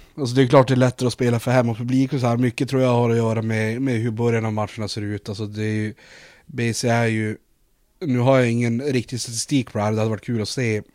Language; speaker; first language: Swedish; native; Swedish